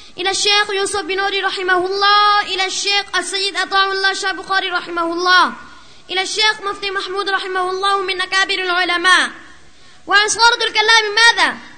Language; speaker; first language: Arabic; non-native, fluent; Urdu